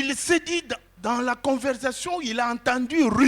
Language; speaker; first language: French; non-native, local second language; Lingala